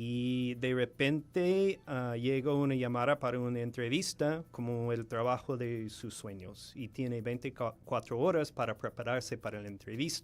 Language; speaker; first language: Spanish; non-native, fluent; English